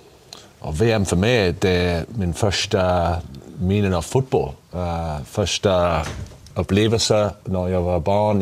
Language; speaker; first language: Swedish; non-native, learner; English